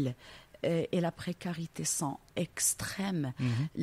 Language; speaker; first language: French; non-native, local second language; Arabic